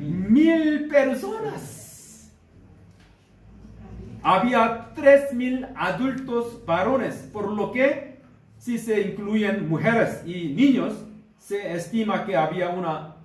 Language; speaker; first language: Spanish; non-native, learner; Korean